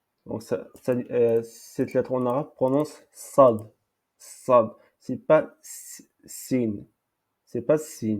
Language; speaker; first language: French; non-native, local second language; Arabic